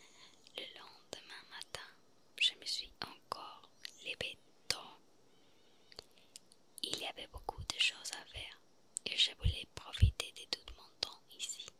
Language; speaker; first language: French; non-native, fluent; Spanish